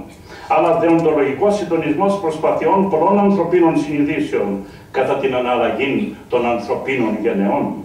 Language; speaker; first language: Greek; native; Greek